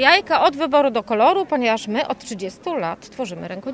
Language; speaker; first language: Polish; native; Polish